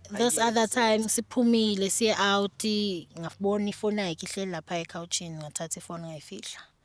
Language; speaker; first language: Zulu; non-native, local second language; Xhosa